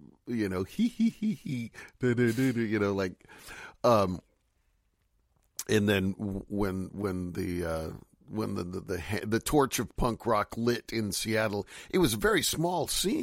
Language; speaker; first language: English; native; English